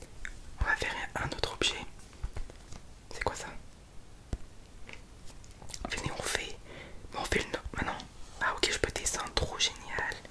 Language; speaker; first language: French; native; French